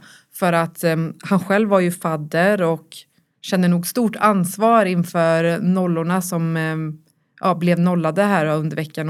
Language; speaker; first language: Swedish; native; Swedish